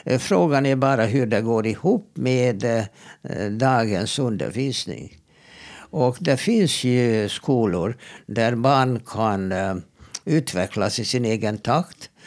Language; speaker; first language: Swedish; non-native, fluent; Hungarian